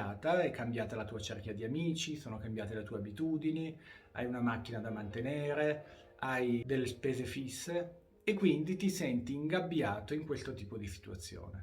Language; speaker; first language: Italian; native; Italian